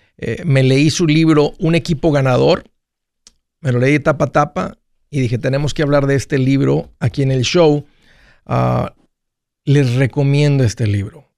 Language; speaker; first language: Spanish; early bilingual, heritage; Spanish